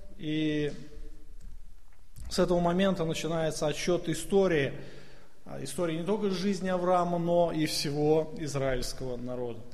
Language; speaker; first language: Russian; native; Russian